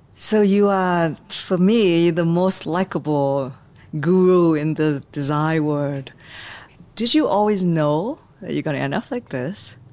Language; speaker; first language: English; non-native, fluent; Vietnamese